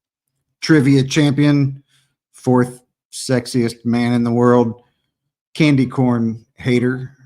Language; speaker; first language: English; native; English